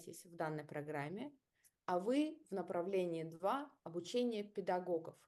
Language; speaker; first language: Russian; native; Russian